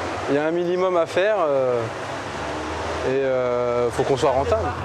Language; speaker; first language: French; native; French